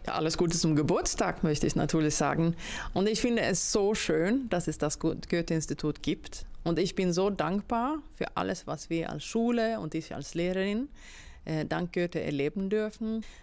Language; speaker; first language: German; non-native, fluent; Swedish